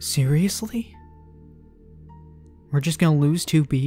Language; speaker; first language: English; native; English